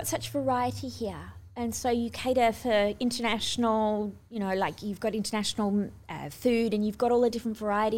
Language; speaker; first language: English; native; English